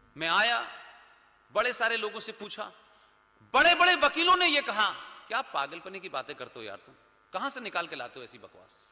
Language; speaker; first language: Hindi; native; Hindi